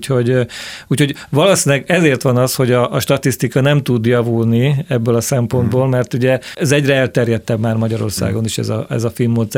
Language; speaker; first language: Hungarian; native; Hungarian